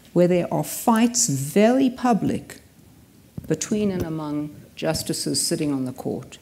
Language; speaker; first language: English; native; English